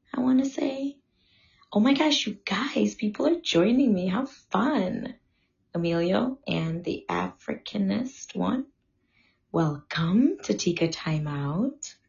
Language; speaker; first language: English; early bilingual, other home language; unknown